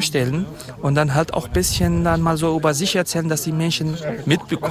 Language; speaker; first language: German; non-native, fluent; Kurdish